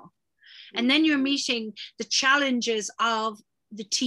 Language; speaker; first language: English; native; English